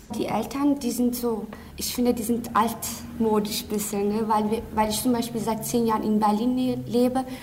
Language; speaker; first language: German; early bilingual, other home language; Turkish